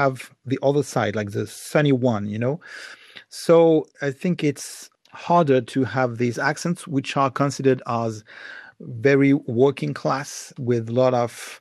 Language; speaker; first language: English; non-native, fluent; French